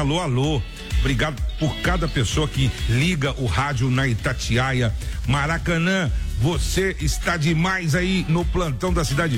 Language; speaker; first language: Portuguese; native; Portuguese